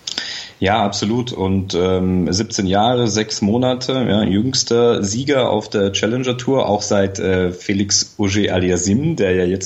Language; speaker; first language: German; native; German